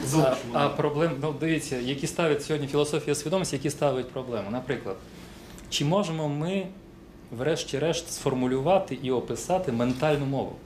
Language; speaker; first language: Ukrainian; non-native, local second language; Russian